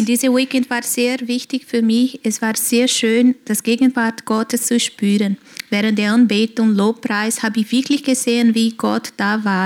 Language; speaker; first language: German; non-native, fluent; Portuguese